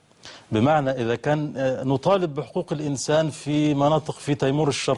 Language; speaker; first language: Arabic; native; Arabic